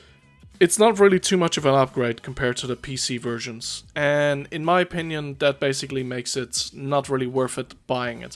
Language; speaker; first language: English; native; English